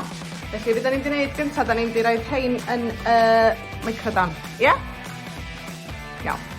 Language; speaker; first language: Welsh; native; Welsh